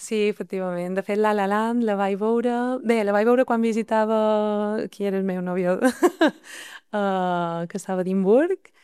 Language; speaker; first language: Catalan; native; Catalan